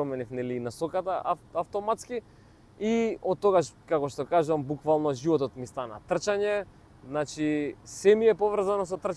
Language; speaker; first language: Macedonian; native; Macedonian